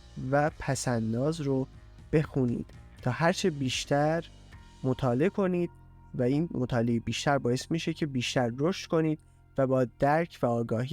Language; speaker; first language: Persian; native; Persian